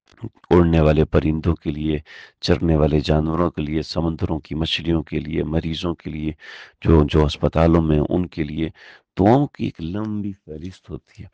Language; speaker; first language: Urdu; native; Urdu